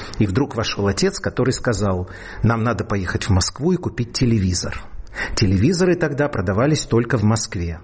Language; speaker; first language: Russian; native; Russian